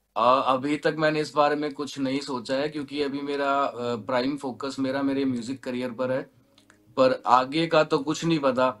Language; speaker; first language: Hindi; native; Hindi